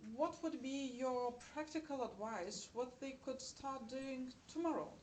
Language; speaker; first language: English; non-native, fluent; Lithuanian